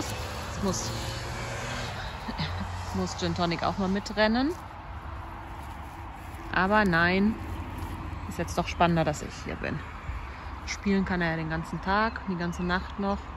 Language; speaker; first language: German; native; German